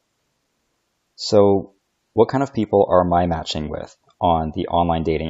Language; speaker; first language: English; native; English